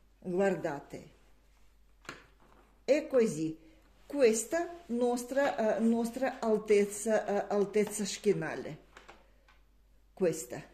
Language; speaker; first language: Italian; non-native, learner; Russian